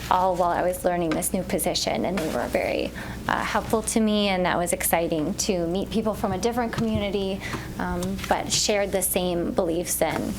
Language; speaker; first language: English; native; English